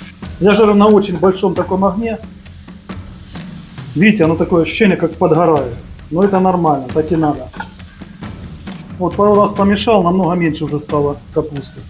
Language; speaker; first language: Russian; native; Russian